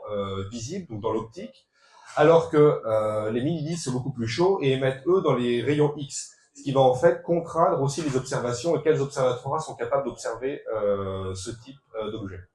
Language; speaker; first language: French; native; French